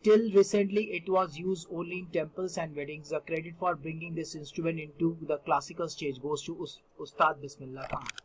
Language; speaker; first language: English; non-native, local second language; Hindi